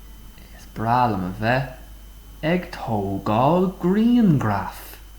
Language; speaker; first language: Irish; non-native, local second language; English